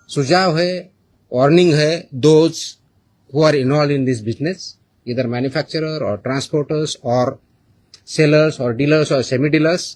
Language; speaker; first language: Hindi; non-native, local second language; Marathi